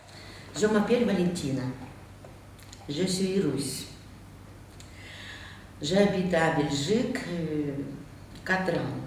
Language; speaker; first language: French; non-native, learner; Russian